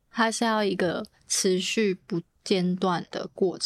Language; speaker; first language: Chinese; native; Chinese